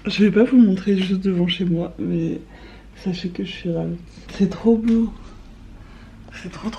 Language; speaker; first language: French; native; French